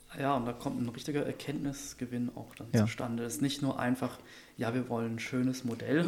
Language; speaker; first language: German; native; German